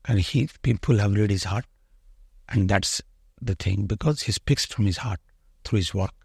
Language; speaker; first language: English; non-native, local second language; Odia